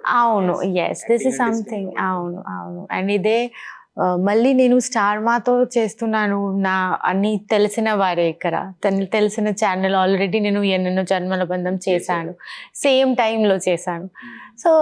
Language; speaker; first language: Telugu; non-native, learner; Bangla